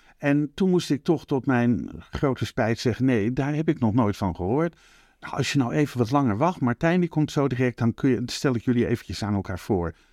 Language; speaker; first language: Dutch; native; Dutch